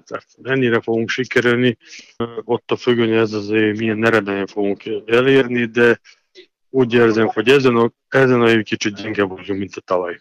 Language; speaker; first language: Hungarian; non-native, learner; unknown